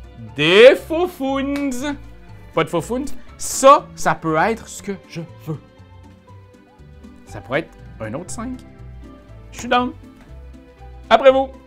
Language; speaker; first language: French; native; French